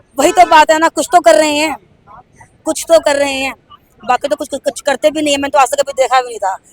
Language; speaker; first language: Hindi; native; Hindi